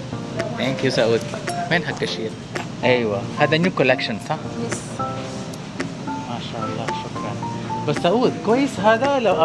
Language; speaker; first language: Arabic; non-native, learner; Filipino